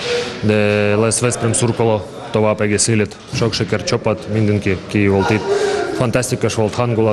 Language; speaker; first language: Hungarian; non-native, learner; Russian